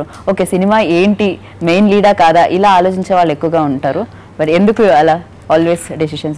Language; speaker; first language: Telugu; native; Telugu